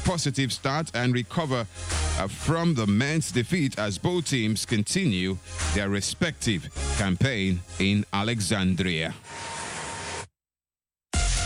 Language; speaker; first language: English; non-native, local second language; Yoruba